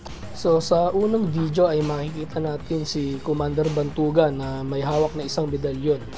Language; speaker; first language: Filipino; native; Filipino